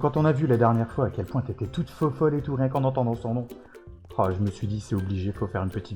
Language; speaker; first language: French; native; French